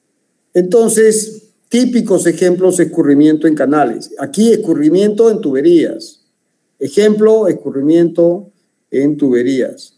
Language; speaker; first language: Spanish; native; Spanish